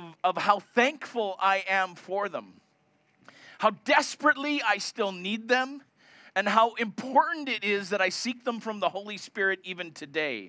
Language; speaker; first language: English; native; English